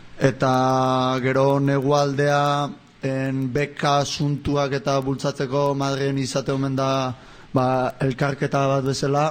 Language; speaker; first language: Basque; native; Basque